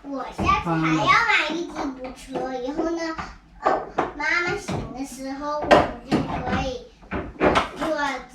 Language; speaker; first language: Chinese; early bilingual, heritage; Chinese